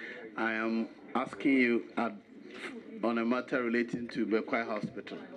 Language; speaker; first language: English; non-native, local second language; Akan